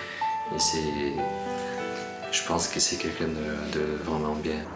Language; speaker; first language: French; early bilingual, other home language; Korean